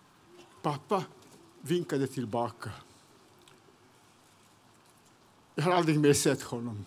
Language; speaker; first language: Swedish; non-native, fluent; Serbian